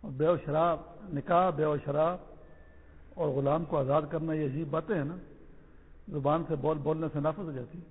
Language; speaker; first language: Urdu; non-native, local second language; Pashto